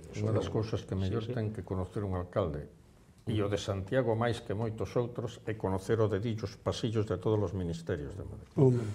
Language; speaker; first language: Galician; native; Galician